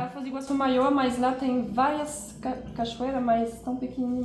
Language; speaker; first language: Portuguese; non-native, fluent; French